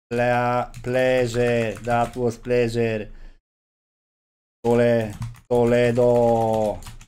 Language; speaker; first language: English; non-native, learner; Polish